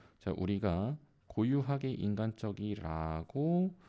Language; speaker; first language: Korean; native; Korean